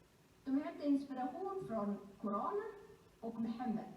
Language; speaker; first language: Swedish; non-native, fluent; Somali